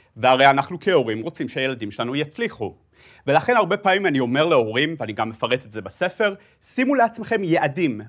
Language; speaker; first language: Hebrew; native; Hebrew